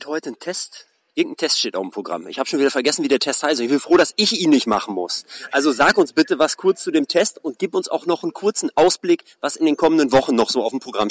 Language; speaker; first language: German; native; German